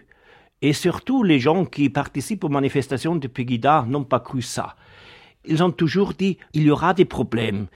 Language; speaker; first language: French; non-native, fluent; German